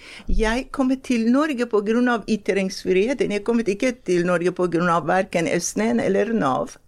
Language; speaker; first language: Norwegian; non-native, fluent; Persian